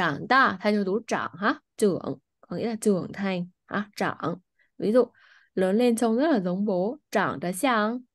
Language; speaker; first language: Chinese; non-native, fluent; Vietnamese